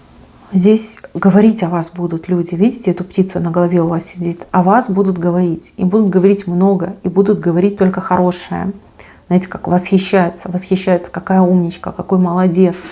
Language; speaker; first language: Russian; native; Russian